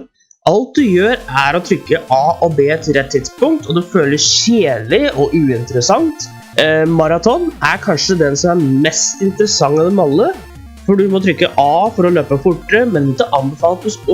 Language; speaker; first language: Norwegian; native; Norwegian